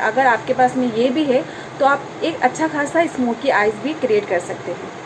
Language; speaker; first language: Hindi; non-native, local second language; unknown